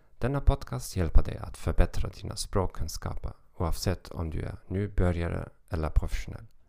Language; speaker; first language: Swedish; non-native, learner; German